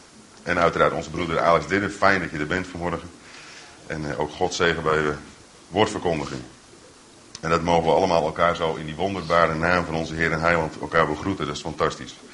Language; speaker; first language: Dutch; native; Dutch